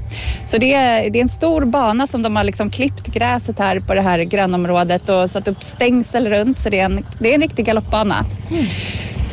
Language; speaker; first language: Swedish; native; Swedish